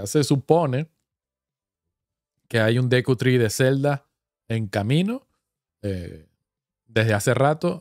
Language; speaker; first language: Spanish; native; Spanish